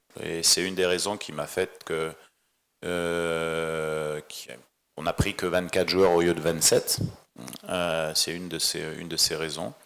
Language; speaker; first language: French; native; French